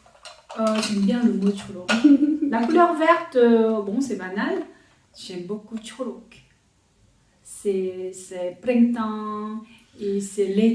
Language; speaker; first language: French; non-native, fluent; Korean